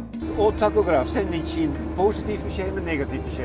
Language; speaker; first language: Turkish; non-native, fluent; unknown